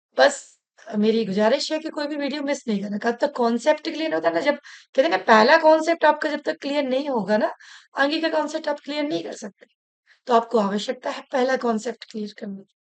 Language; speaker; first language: Hindi; native; Hindi